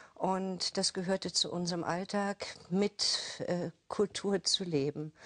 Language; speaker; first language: German; native; German